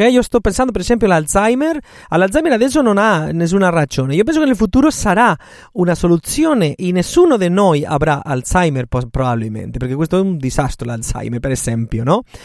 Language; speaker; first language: Italian; non-native, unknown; Spanish